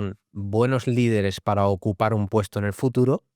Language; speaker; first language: Spanish; native; Spanish